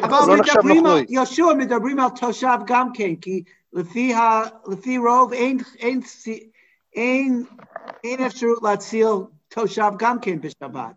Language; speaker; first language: Hebrew; non-native, fluent; English